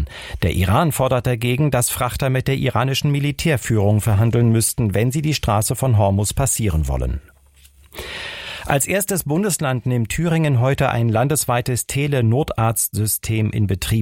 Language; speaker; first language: German; native; German